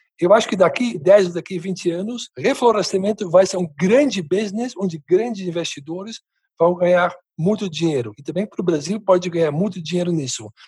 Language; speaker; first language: Portuguese; non-native, fluent; Dutch